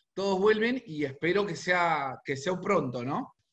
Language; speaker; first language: Spanish; native; Spanish